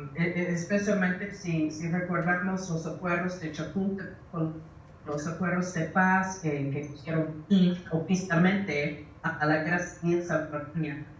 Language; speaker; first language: Spanish; early bilingual, other home language; English